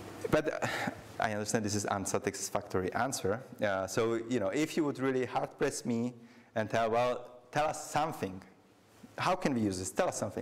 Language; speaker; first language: English; non-native, fluent; Czech